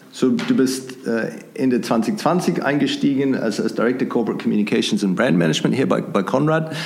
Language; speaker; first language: German; non-native, fluent; English